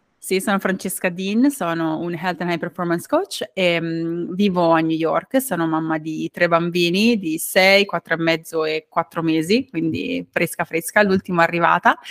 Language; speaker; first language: Italian; native; Italian